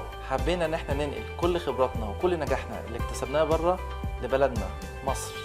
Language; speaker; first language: Arabic; native; Arabic